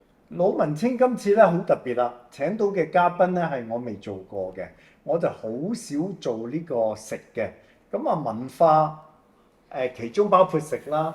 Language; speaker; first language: Cantonese; native; Cantonese